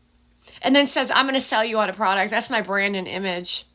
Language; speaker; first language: English; native; English